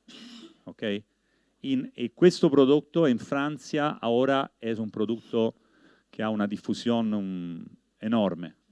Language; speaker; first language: Spanish; non-native, learner; Italian